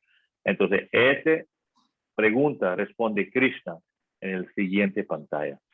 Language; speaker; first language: Spanish; non-native, fluent; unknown